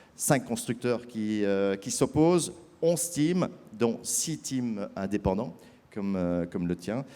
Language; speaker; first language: French; native; French